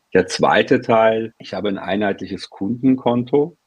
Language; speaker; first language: German; native; German